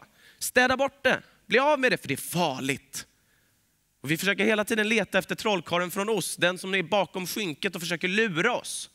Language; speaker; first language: Swedish; native; Swedish